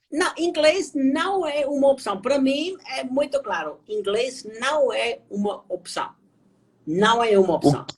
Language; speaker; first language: Portuguese; non-native, fluent; German